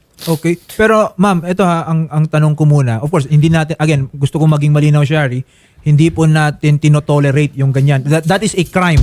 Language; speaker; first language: Filipino; native; Filipino